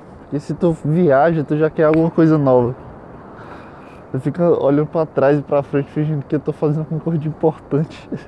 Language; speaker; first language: Portuguese; native; Portuguese